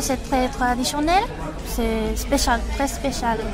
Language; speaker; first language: French; non-native, learner; Japanese